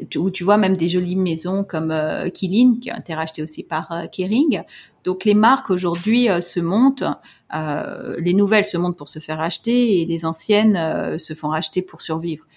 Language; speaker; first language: French; native; French